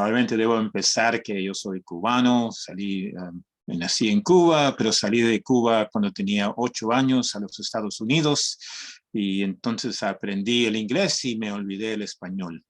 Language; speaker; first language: Spanish; early bilingual, heritage; Spanish